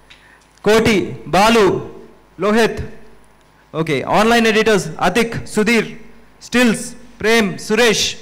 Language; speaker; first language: Telugu; native; Telugu